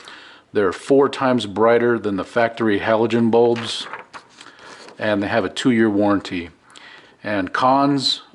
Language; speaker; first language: English; native; English